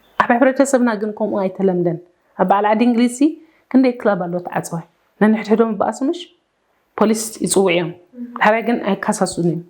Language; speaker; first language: Tigrinya; early bilingual, heritage; Tigrinya